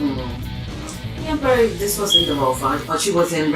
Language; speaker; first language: English; native; English